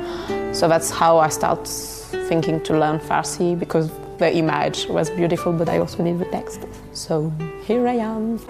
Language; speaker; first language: English; non-native, fluent; French